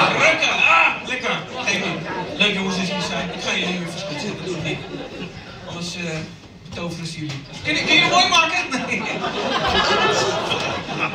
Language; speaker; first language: Dutch; early bilingual, other home language; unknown